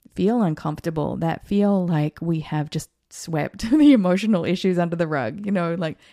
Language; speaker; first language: English; native; English